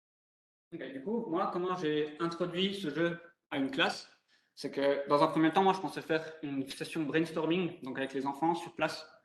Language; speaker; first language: French; native; French